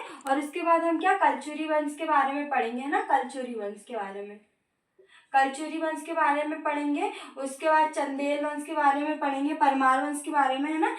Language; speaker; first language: Hindi; native; Hindi